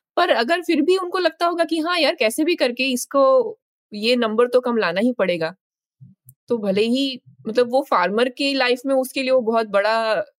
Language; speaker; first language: Hindi; native; Hindi